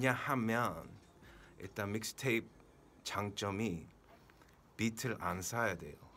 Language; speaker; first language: Korean; early bilingual, heritage; Korean